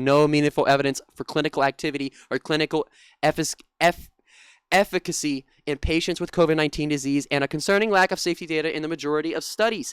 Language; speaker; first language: English; native; English